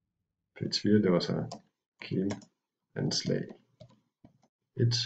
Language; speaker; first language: Danish; native; Danish